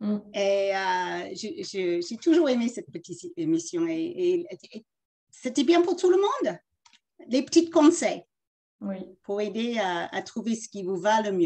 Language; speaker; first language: French; early bilingual, other home language; English